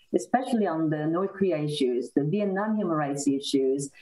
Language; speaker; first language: English; non-native, fluent; Korean